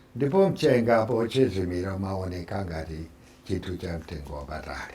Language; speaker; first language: Nyanja; non-native, fluent; French